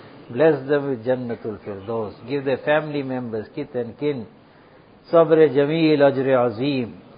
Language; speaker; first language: English; native; English